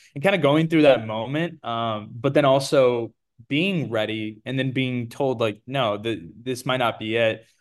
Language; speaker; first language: English; early bilingual, other home language; Portuguese